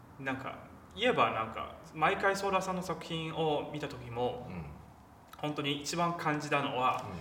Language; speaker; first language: Japanese; non-native, fluent; Chinese